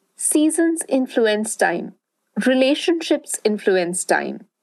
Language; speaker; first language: English; non-native, local second language; Bangla